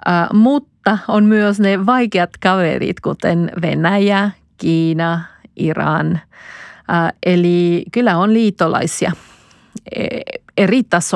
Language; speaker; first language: Finnish; non-native, fluent; Spanish